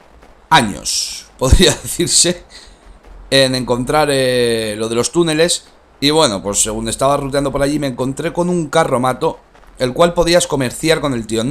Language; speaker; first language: Spanish; native; Spanish